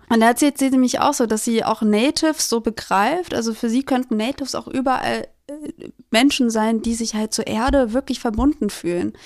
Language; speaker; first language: German; early bilingual, other home language; Greek